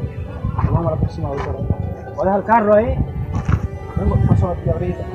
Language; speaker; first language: Spanish; non-native, learner; Haitian Creole